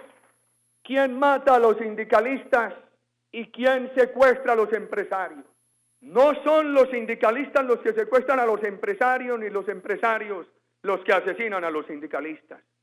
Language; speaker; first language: Spanish; native; Spanish